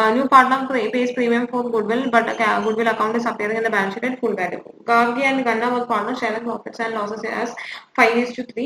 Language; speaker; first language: English; non-native, local second language; Malayalam